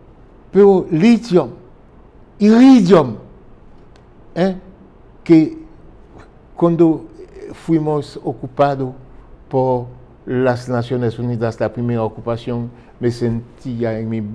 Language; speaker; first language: Spanish; non-native, fluent; French